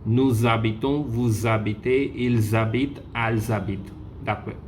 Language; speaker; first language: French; non-native, fluent; Tamil